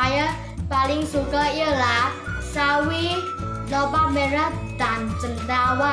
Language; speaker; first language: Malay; non-native, local second language; Chinese